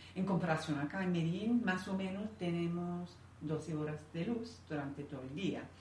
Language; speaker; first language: Spanish; non-native, fluent; English